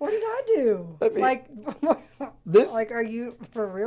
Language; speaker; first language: English; native; English